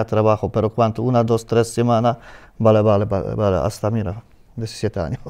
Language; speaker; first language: Spanish; non-native, learner; Polish